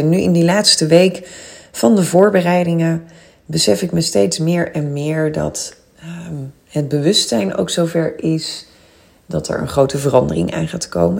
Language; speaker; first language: Dutch; native; Dutch